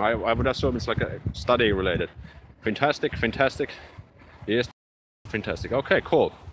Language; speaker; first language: English; non-native, fluent; Finnish